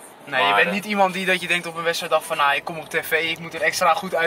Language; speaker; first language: Dutch; native; Dutch